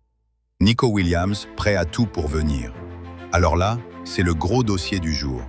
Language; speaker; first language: French; native; French